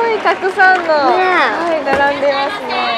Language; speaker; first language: Japanese; native; Japanese